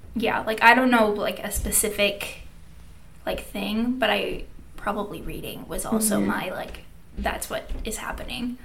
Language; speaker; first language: English; native; English